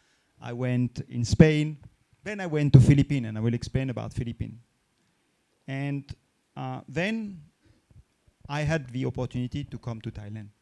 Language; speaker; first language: English; non-native, fluent; French